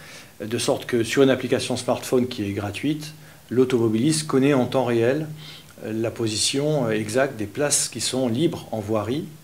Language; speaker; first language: French; native; French